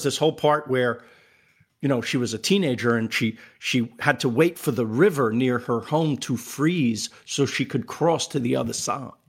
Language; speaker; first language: English; native; English